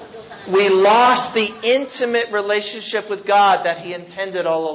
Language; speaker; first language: English; native; English